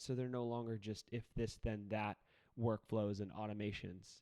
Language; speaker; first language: English; native; English